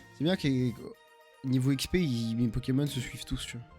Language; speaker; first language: French; native; French